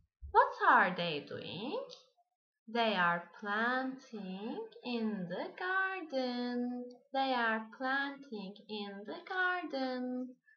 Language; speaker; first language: English; non-native, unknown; Turkish